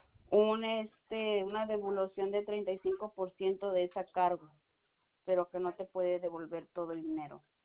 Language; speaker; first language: Spanish; early bilingual, heritage; Spanish